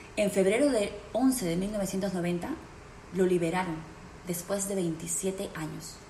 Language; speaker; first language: Spanish; native; Spanish